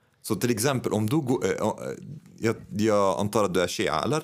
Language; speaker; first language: Swedish; non-native, fluent; Arabic